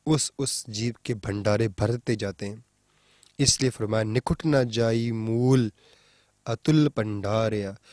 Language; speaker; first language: Hindi; non-native, local second language; Punjabi